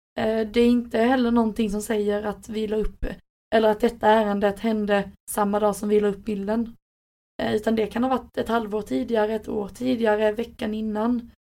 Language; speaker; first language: Swedish; native; Swedish